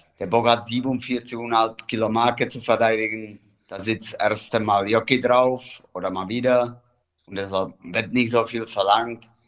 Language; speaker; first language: German; non-native, fluent; Czech